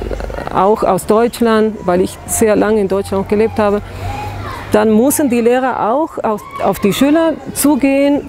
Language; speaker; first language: German; non-native, fluent; Spanish